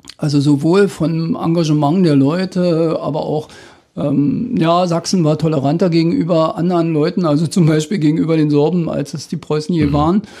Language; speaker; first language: German; native; German